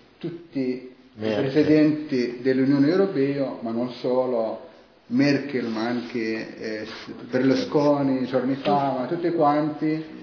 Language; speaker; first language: Italian; non-native, fluent; Arabic